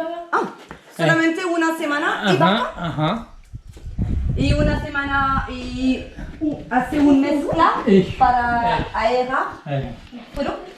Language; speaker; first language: Spanish; non-native, learner; French